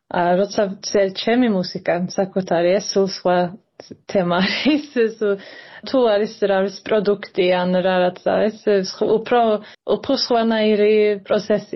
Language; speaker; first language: Georgian; early bilingual, heritage; Georgian